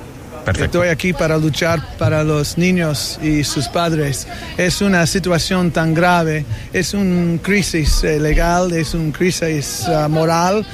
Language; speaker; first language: Spanish; non-native, fluent; English